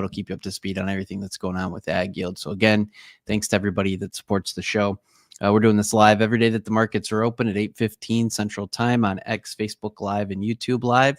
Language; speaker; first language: English; native; English